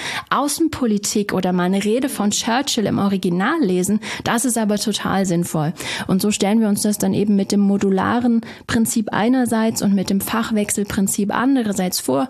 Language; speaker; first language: German; native; German